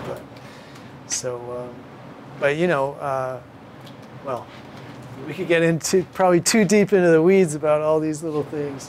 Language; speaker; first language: English; native; English